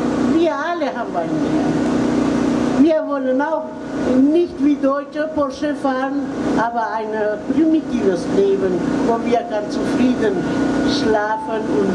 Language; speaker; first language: German; non-native, learner; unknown